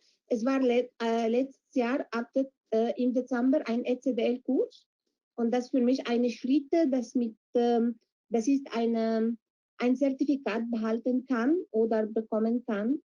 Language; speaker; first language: German; non-native, fluent; Arabic